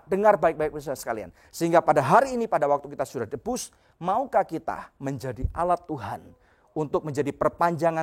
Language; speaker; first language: Indonesian; native; Indonesian